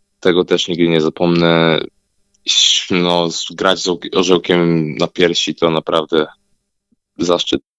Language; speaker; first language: Polish; early bilingual, heritage; Polish